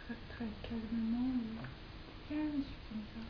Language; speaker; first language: French; non-native, learner; Japanese